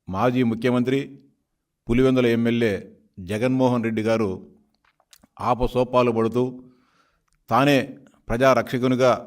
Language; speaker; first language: Telugu; native; Telugu